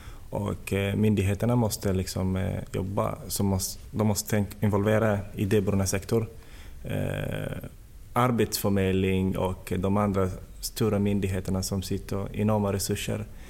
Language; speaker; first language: Swedish; non-native, fluent; Somali